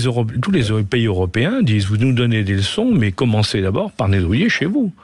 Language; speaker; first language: French; native; French